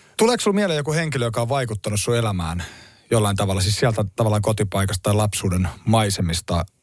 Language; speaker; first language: Finnish; native; Finnish